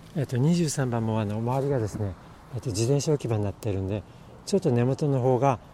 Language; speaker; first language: Japanese; native; Japanese